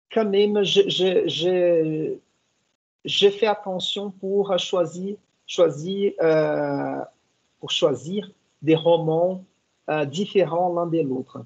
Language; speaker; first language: French; non-native, fluent; Portuguese